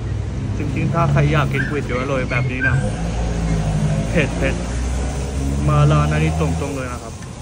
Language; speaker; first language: Thai; non-native, fluent; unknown